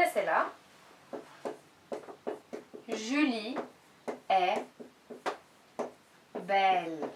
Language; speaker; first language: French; non-native, fluent; Turkish